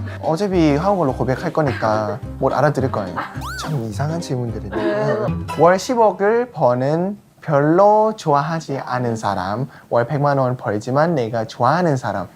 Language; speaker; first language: Korean; non-native, fluent; Thai